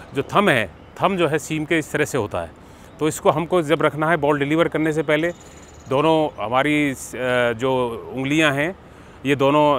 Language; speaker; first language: Hindi; native; Hindi